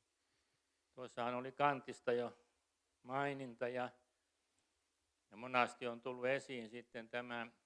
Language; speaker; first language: Finnish; native; Finnish